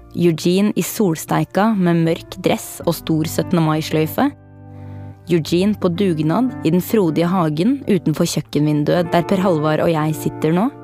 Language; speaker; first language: Norwegian; native; Norwegian